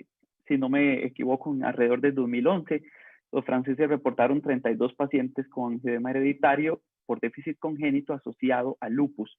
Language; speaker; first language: Spanish; native; Spanish